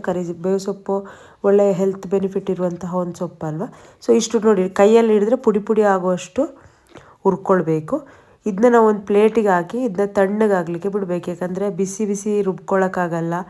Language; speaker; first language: Kannada; non-native, local second language; Tulu